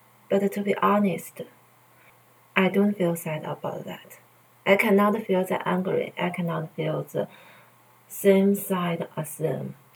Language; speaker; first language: English; non-native, learner; Chinese